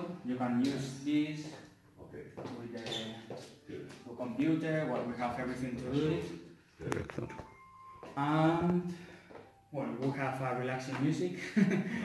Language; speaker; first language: English; non-native, learner; Spanish